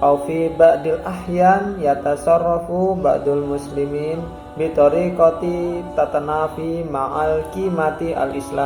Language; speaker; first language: Arabic; non-native, learner; Indonesian